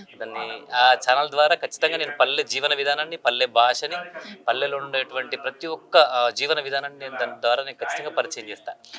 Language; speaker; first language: Telugu; native; Telugu